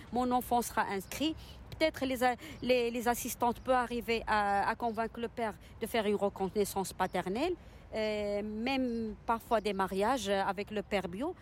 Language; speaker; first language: French; non-native, local second language; Arabic